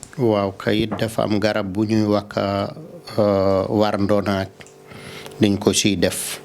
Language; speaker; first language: Wolof; non-native, local second language; Fula